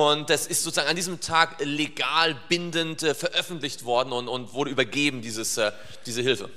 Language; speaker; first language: German; native; German